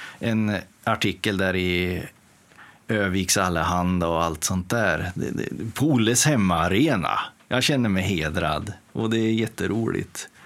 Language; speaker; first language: Swedish; native; Swedish